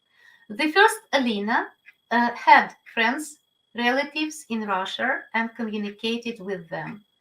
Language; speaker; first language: English; non-native, learner; Ukrainian